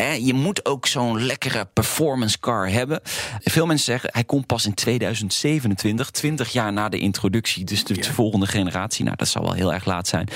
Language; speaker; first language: Dutch; native; Dutch